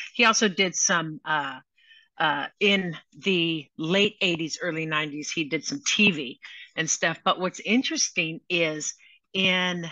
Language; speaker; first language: English; native; English